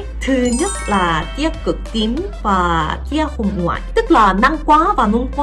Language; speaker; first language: Vietnamese; non-native, fluent; Korean